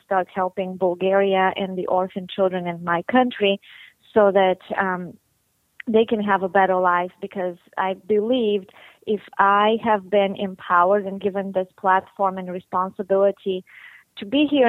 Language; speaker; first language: English; non-native, fluent; Bulgarian